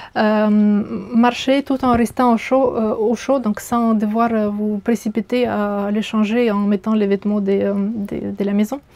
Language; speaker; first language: French; non-native, fluent; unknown